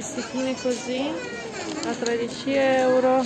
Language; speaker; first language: Italian; non-native, local second language; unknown